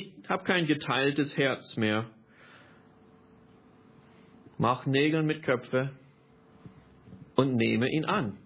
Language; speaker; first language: German; non-native, fluent; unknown